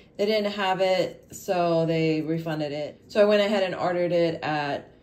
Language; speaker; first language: English; native; English